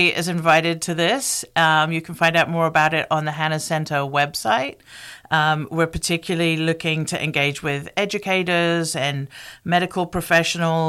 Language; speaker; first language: English; native; English